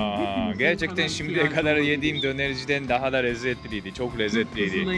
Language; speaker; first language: Turkish; non-native, fluent; Japanese